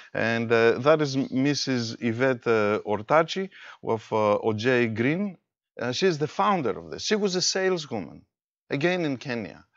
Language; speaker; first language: English; non-native, fluent; Greek